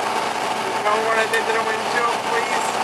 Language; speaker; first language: English; native; English